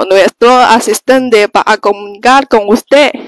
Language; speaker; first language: Spanish; non-native, learner; Chinese